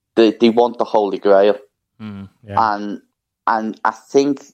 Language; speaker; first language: English; native; English